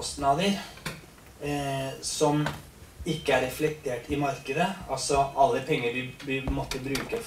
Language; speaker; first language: Norwegian; non-native, fluent; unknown